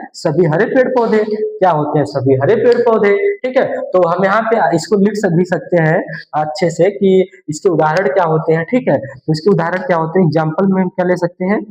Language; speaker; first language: Hindi; native; Hindi